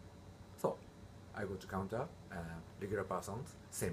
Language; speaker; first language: English; non-native, learner; Japanese